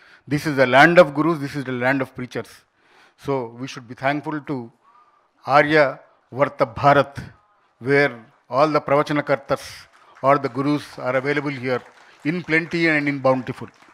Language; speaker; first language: English; non-native, local second language; Telugu